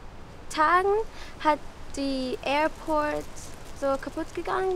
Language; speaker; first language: German; non-native, learner; Arabic